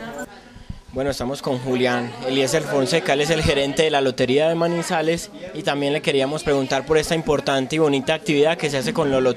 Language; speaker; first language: Spanish; native; Spanish